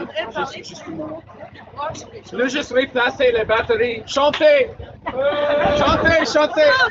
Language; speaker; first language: French; non-native, learner; English